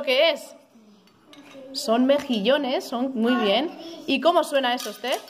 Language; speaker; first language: Spanish; native; Spanish